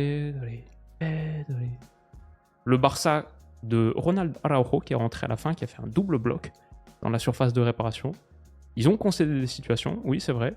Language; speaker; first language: French; native; French